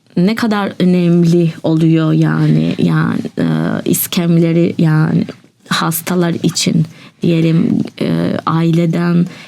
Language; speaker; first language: Turkish; non-native, learner; Albanian